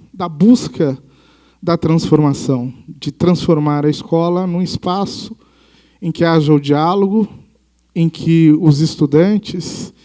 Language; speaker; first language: Portuguese; native; Portuguese